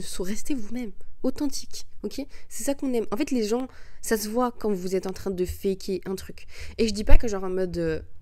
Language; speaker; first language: French; early bilingual, other home language; Arabic